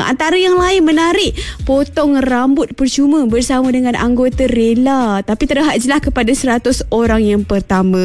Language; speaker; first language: Malay; native; Malay